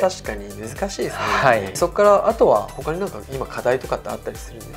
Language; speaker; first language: Japanese; native; Japanese